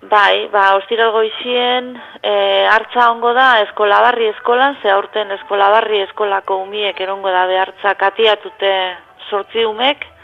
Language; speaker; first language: Basque; native; Basque